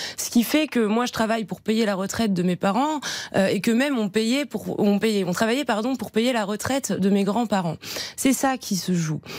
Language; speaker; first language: French; native; French